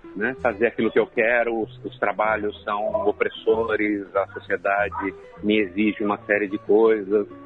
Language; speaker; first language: Portuguese; native; Portuguese